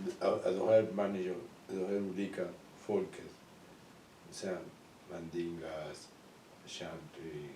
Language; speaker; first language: Swedish; non-native, fluent; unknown